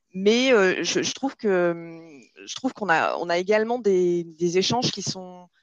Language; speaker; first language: French; native; French